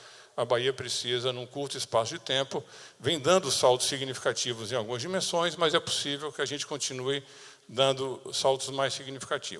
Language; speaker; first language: Portuguese; native; Portuguese